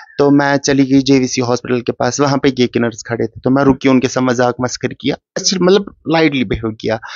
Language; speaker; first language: Hindi; non-native, local second language; Kashmiri